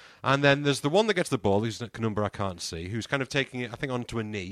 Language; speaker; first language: English; native; English